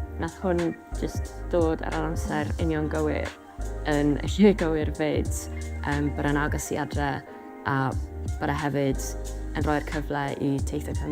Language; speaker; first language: Welsh; native; Welsh